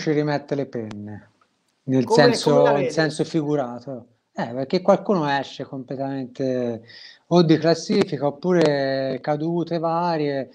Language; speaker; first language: Italian; native; Italian